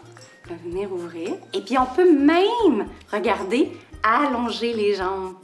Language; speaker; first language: French; native; French